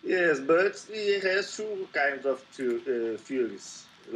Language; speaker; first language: English; non-native, learner; Portuguese